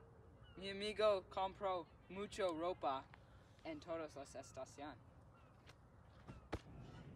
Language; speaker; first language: Spanish; non-native, learner; English